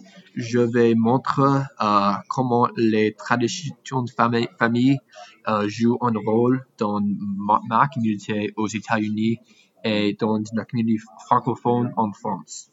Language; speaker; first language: French; non-native, learner; English